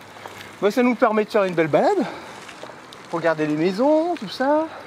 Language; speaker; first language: French; native; French